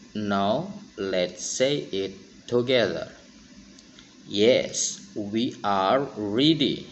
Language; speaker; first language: English; non-native, fluent; Indonesian